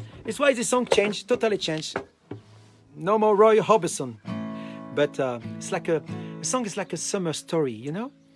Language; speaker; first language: English; non-native, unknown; French